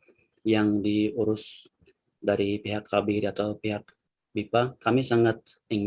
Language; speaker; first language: Indonesian; non-native, learner; Turkish